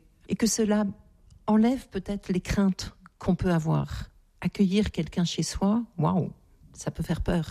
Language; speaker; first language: French; native; French